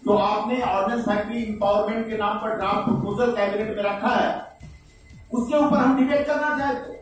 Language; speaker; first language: Hindi; non-native, local second language; Bangla